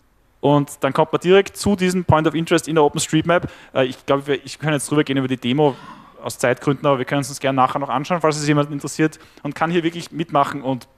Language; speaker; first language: German; native; German